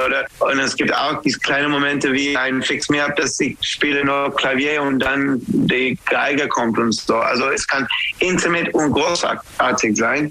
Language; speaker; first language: German; non-native, fluent; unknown